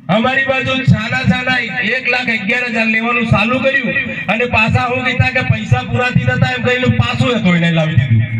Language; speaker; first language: Gujarati; non-native, local second language; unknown